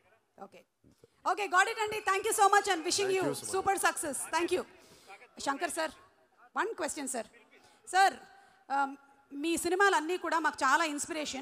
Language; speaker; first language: Telugu; native; Telugu